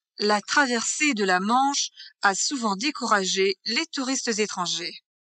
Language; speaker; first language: French; native; French